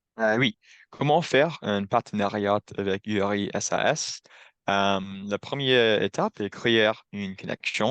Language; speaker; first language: French; non-native, learner; English